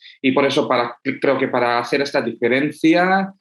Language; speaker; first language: Spanish; non-native, fluent; Hindi